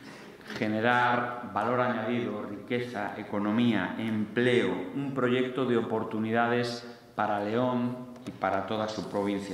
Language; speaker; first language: Spanish; native; Spanish